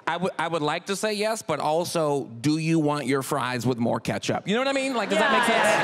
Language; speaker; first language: English; native; English